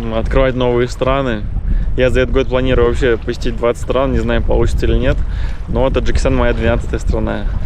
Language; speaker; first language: Russian; native; Russian